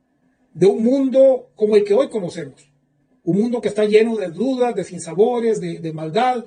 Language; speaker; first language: Spanish; native; Spanish